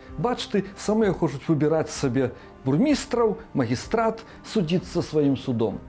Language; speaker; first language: Belarusian; native; Belarusian